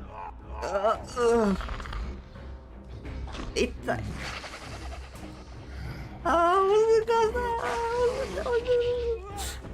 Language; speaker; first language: Japanese; non-native, learner; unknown